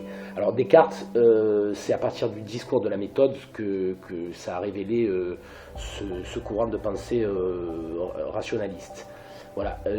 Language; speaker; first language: French; native; French